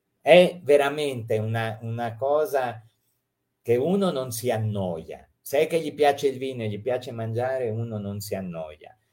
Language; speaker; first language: Italian; early bilingual, heritage; Italian